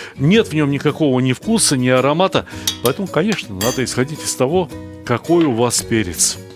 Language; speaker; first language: Russian; native; Russian